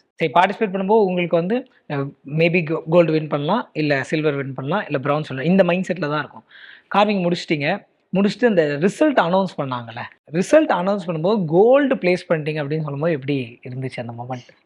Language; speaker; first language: Tamil; native; Tamil